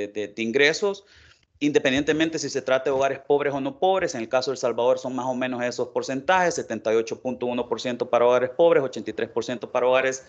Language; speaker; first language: Spanish; native; Spanish